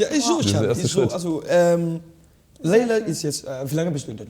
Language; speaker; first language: German; non-native, fluent; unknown